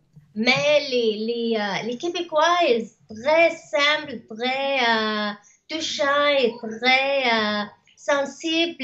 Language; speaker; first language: French; non-native, learner; Arabic